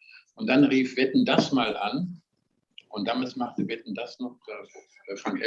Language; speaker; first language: German; native; German